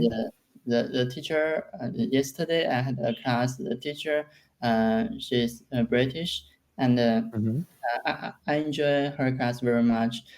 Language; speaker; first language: English; non-native, learner; Chinese